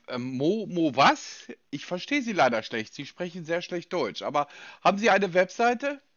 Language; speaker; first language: German; native; German